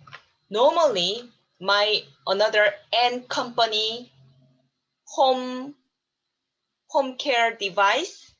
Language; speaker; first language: English; non-native, learner; Korean